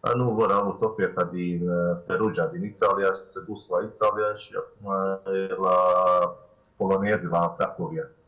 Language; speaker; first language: Romanian; non-native, learner; Bosnian